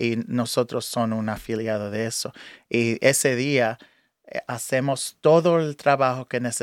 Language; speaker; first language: Spanish; early bilingual, heritage; English